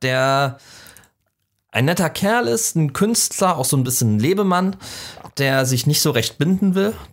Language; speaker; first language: German; native; German